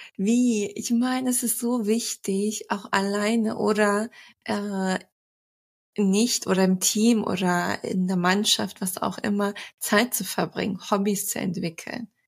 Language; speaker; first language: German; early bilingual, other home language; Turkish